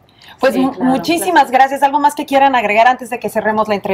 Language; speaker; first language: Spanish; native; Spanish